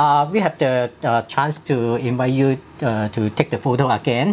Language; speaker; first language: English; non-native, local second language; Cantonese